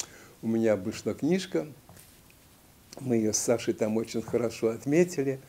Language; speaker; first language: Russian; native; Russian